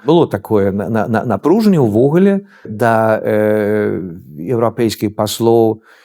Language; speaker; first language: Russian; non-native, fluent; Swedish